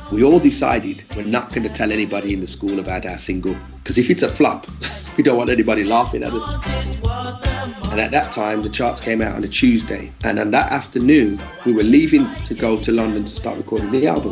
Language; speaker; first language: English; native; English